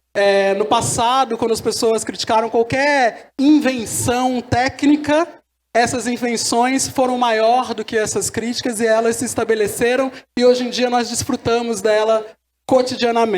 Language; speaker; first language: Portuguese; native; Portuguese